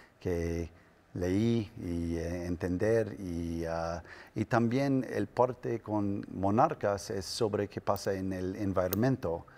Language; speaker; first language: Spanish; non-native, learner; English